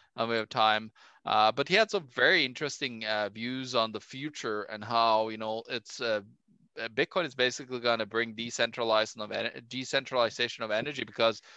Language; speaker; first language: English; non-native, fluent; Norwegian